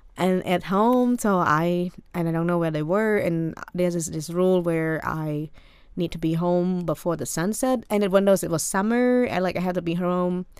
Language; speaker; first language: English; non-native, fluent; Khmer